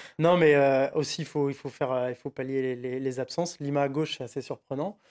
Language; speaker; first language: French; native; French